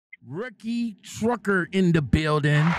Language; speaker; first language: English; native; English